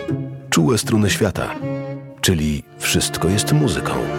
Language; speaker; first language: Polish; native; Polish